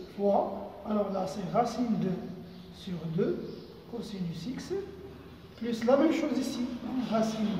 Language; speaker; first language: French; non-native, local second language; Arabic